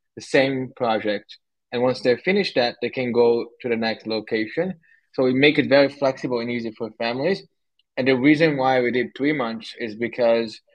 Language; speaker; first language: English; non-native, fluent; Portuguese